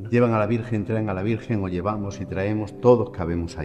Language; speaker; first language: Spanish; native; Spanish